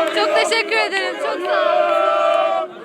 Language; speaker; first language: Turkish; native; Turkish